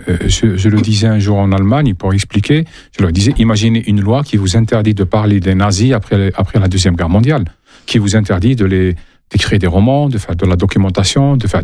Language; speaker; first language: French; non-native, local second language; Arabic